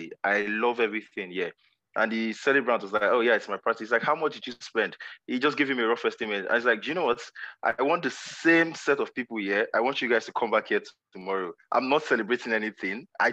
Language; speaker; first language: English; non-native, local second language; Yoruba